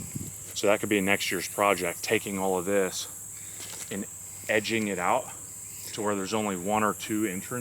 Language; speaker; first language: English; native; English